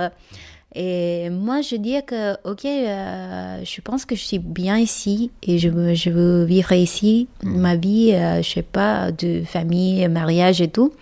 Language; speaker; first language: French; non-native, learner; Malayalam